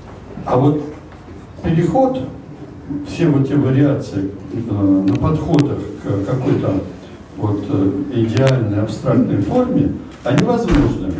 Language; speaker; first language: Russian; native; Russian